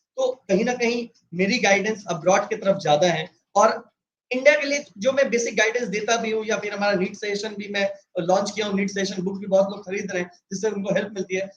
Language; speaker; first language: Hindi; native; Hindi